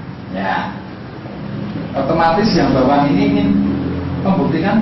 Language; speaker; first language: Indonesian; native; Indonesian